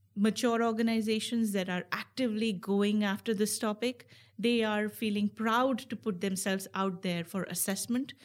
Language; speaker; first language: English; non-native, local second language; Hindi